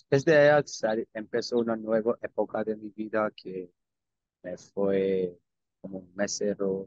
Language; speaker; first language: Spanish; non-native, learner; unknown